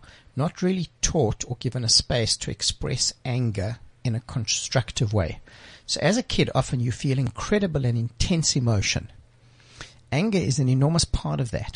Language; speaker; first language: English; native; English